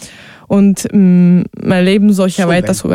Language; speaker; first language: German; non-native, fluent; Ukrainian